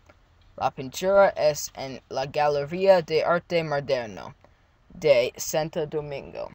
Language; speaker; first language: Spanish; non-native, learner; English